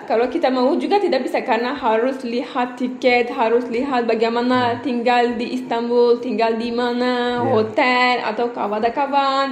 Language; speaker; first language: Indonesian; non-native, learner; Turkish